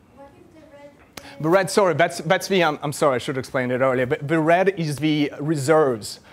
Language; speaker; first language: English; non-native, fluent; Russian